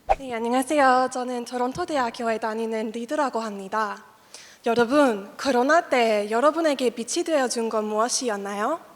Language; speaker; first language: Korean; non-native, fluent; English